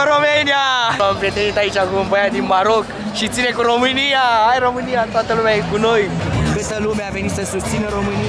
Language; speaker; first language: Romanian; native; Romanian